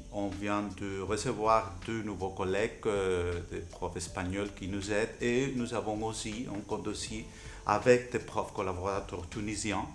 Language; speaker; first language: French; non-native, fluent; Spanish